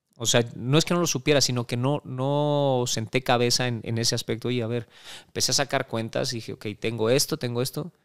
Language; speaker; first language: Spanish; native; Spanish